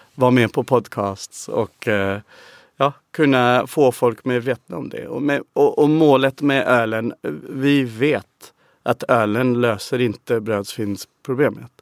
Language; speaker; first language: Swedish; non-native, fluent; English